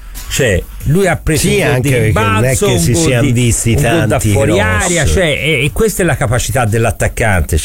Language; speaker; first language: Italian; native; Italian